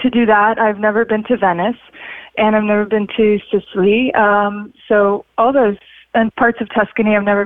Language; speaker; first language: English; early bilingual, other home language; Russian